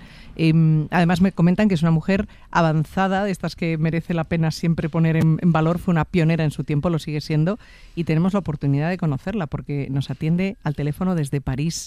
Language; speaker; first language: Spanish; native; Spanish